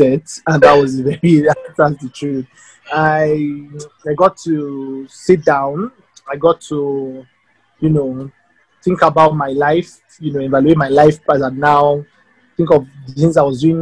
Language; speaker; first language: English; non-native, local second language; Yoruba